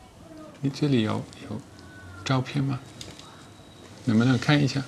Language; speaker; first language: Chinese; non-native, fluent; Dutch